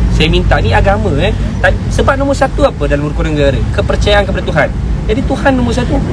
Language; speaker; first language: Malay; native; Malay